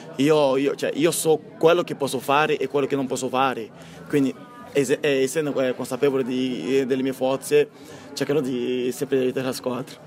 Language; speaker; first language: Italian; non-native, fluent; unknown